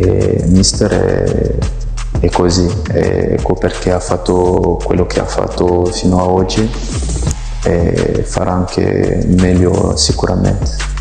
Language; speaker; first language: Italian; non-native, fluent; French